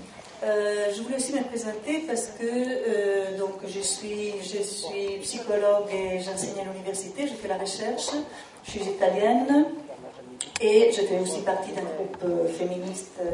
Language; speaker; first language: French; non-native, fluent; Italian